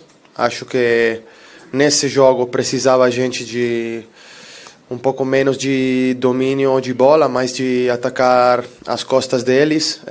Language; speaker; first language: Portuguese; non-native, fluent; Italian